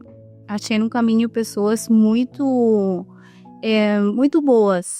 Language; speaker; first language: Portuguese; non-native, fluent; Spanish